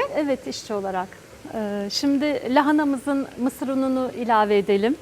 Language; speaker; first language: Turkish; native; Turkish